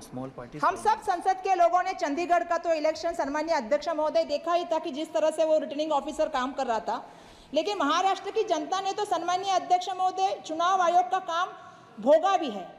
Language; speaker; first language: Hindi; non-native, local second language; Marathi